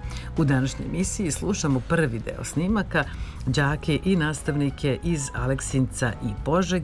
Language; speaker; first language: Serbian; native; Serbian